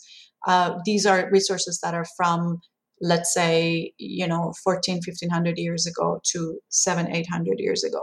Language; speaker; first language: English; non-native, fluent; Persian